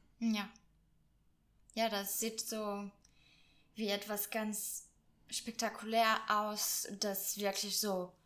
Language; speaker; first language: German; non-native, fluent; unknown